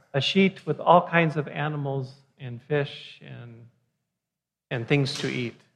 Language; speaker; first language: English; native; English